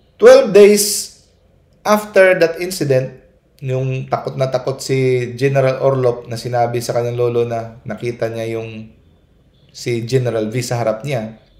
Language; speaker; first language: Filipino; non-native, local second language; Cebuano